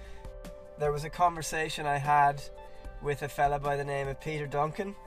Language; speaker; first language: English; native; English